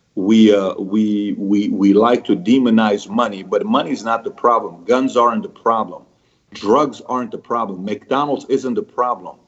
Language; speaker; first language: English; early bilingual, other home language; Persian